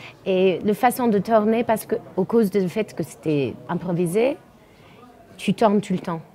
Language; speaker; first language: French; non-native, learner; English